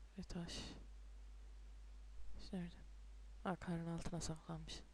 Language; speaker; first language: Turkish; native; Turkish